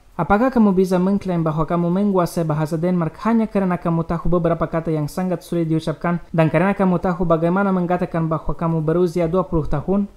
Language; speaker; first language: Indonesian; non-native, learner; Romanian